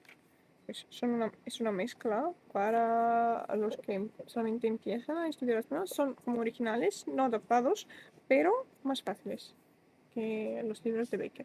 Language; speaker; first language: Spanish; non-native, fluent; Russian